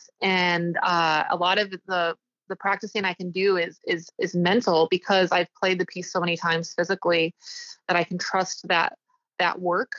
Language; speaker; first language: English; native; English